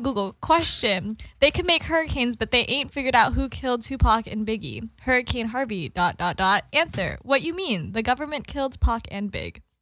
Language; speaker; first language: English; non-native, local second language; Filipino